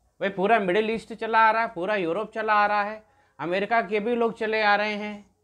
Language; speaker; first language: Hindi; native; Hindi